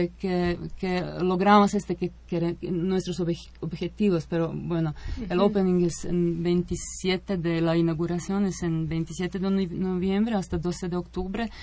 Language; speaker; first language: Spanish; non-native, fluent; Croatian